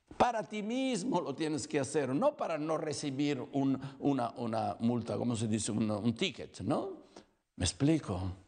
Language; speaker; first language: Spanish; non-native, fluent; Italian